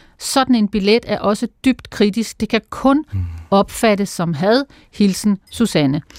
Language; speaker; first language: Danish; native; Danish